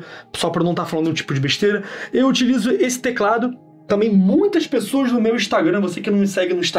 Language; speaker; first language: Portuguese; native; Portuguese